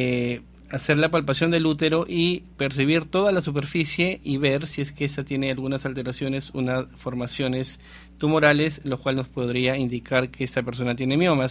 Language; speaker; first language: Spanish; native; Spanish